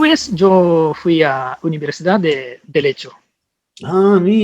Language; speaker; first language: Spanish; non-native, learner; Japanese